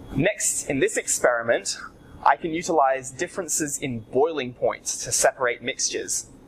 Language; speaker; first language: English; native; English